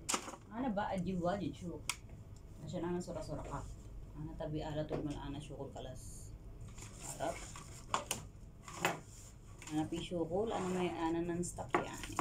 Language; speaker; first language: Arabic; non-native, learner; Filipino